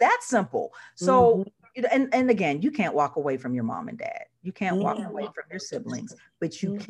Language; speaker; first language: English; native; English